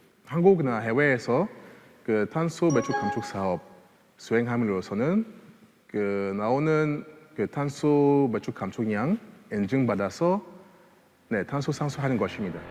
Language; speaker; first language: Korean; non-native, fluent; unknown